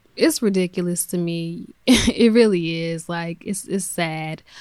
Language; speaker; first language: English; native; English